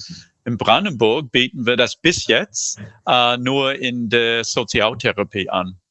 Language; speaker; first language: German; non-native, fluent; English